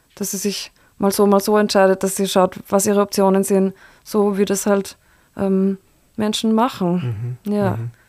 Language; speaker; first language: German; native; German